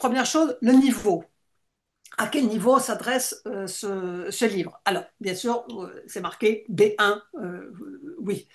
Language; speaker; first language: French; native; French